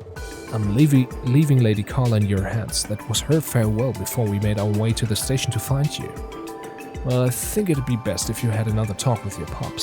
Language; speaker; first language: English; non-native, fluent; German